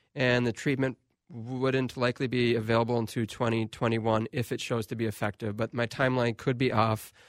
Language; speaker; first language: English; native; English